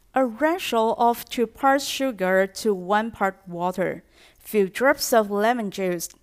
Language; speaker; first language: English; non-native, fluent; Chinese